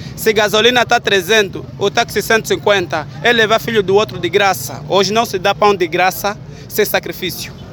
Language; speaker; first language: Portuguese; native; Portuguese